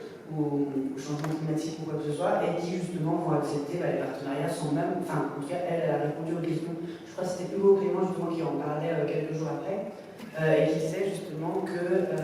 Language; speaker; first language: French; native; French